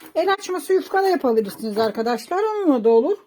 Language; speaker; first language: Turkish; native; Turkish